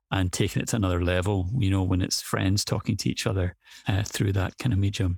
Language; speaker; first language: English; native; English